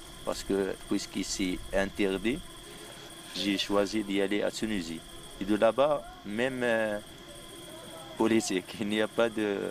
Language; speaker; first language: French; non-native, fluent; Arabic